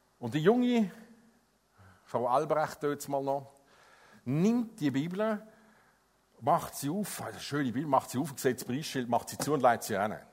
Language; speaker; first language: German; non-native, fluent; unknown